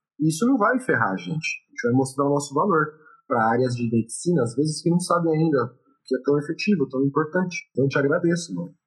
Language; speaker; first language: Portuguese; native; Portuguese